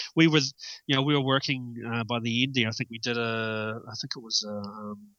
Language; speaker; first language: English; native; English